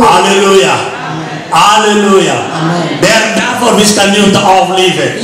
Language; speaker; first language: Swedish; non-native, learner; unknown